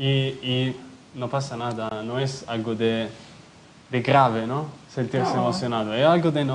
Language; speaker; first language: Spanish; non-native, fluent; Italian